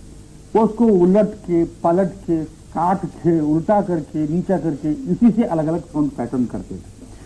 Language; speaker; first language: Hindi; non-native, local second language; Kannada